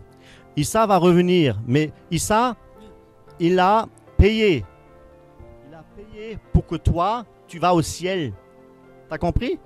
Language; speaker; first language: French; native; French